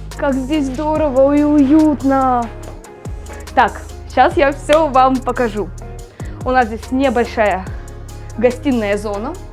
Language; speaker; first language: Russian; native; Russian